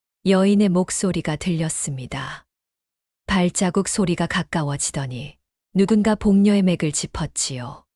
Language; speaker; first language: Korean; native; Korean